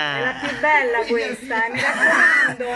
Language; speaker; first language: Italian; native; Italian